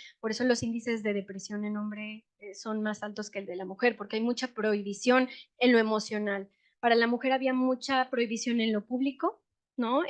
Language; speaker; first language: Spanish; native; Spanish